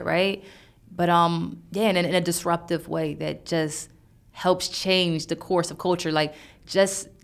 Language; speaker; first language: English; native; English